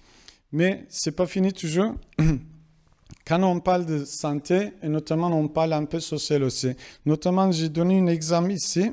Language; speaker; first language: French; non-native, fluent; Kurdish